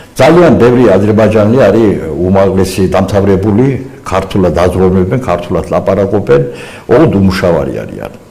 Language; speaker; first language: Georgian; non-native, local second language; Azerbaijani